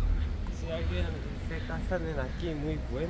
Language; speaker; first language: Spanish; non-native, learner; Korean